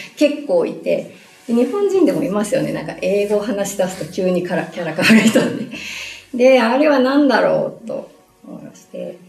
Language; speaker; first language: Japanese; native; Japanese